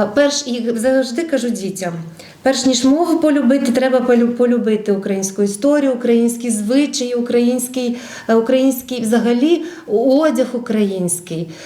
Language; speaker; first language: Ukrainian; non-native, local second language; Bulgarian